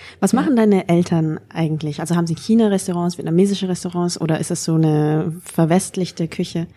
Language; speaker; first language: German; early bilingual, other home language; Vietnamese